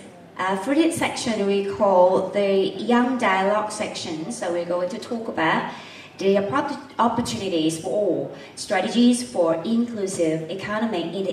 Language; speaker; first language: English; non-native, fluent; Thai